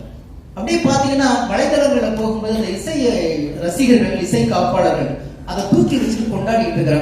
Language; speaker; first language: Tamil; native; Tamil